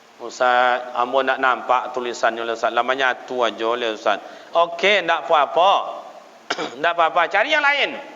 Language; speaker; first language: Malay; native; Malay